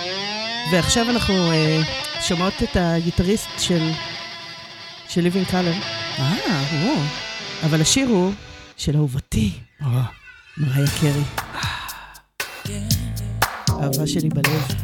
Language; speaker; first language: Hebrew; native; Hebrew